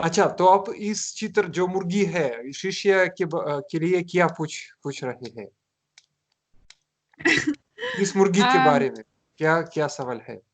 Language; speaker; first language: Hindi; non-native, learner; Russian